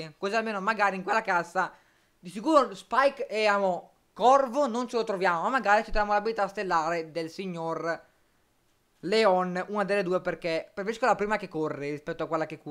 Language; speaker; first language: Italian; native; Italian